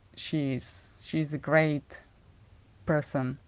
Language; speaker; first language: English; non-native, fluent; Slovak